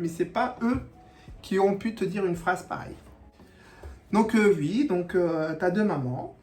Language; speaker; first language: French; native; French